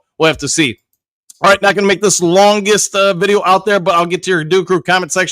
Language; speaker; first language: English; native; English